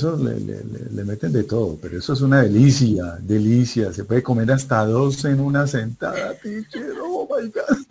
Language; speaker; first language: Spanish; native; Spanish